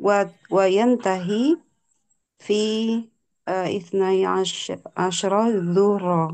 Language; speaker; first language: Arabic; non-native, learner; Indonesian